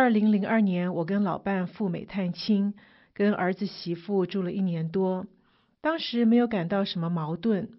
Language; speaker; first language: Chinese; native; Chinese